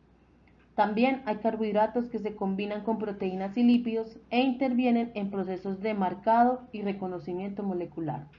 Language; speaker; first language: Spanish; native; Spanish